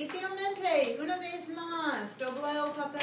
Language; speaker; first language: Spanish; non-native, fluent; English